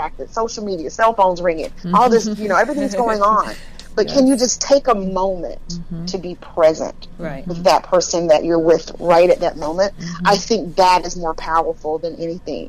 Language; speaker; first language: English; native; English